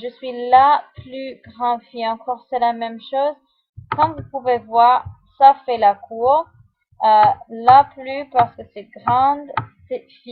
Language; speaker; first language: French; non-native, fluent; English